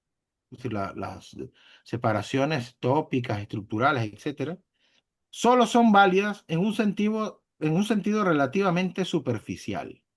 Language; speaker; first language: Spanish; native; Spanish